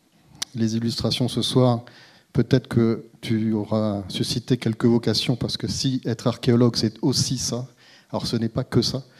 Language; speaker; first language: French; native; French